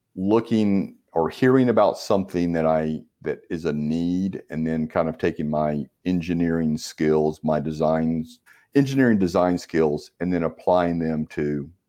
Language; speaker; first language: English; native; English